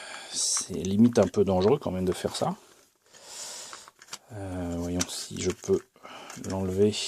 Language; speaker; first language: French; native; French